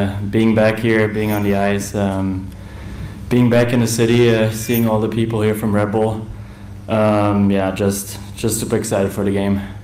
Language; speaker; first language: English; non-native, fluent; German